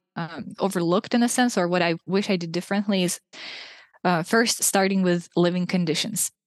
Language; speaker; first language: English; non-native, fluent; Russian